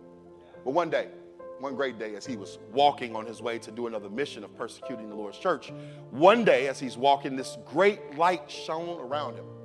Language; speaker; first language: English; native; English